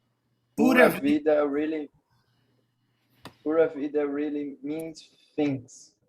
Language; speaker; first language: English; non-native, learner; Portuguese